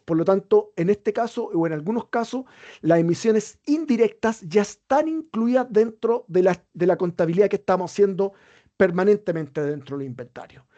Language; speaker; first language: Spanish; native; Spanish